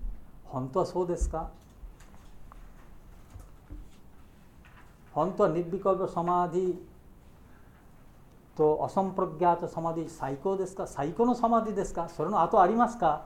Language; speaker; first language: Japanese; non-native, learner; Bangla